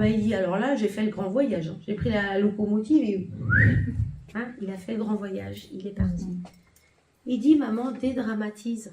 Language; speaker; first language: French; native; French